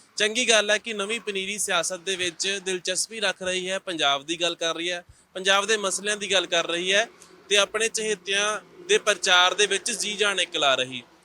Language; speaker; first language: Punjabi; native; Punjabi